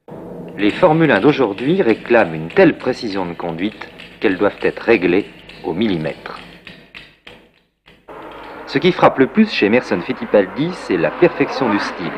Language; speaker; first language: French; native; French